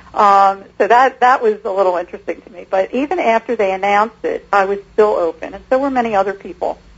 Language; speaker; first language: English; native; English